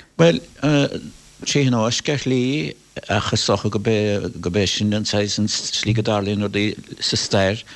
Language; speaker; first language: Irish; native; Irish